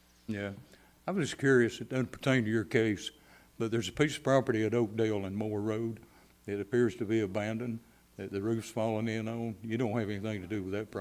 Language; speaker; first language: English; native; English